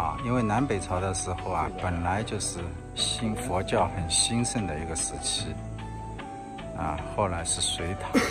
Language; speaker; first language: Chinese; native; Chinese